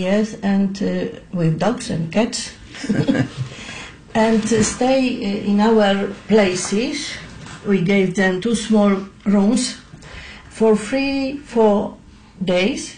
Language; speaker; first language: English; non-native, learner; Polish